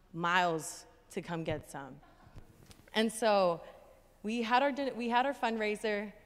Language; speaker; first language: English; native; English